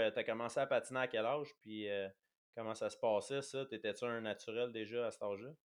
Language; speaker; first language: French; native; French